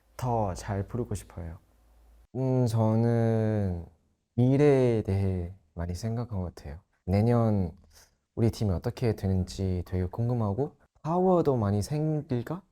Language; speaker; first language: Korean; non-native, local second language; Thai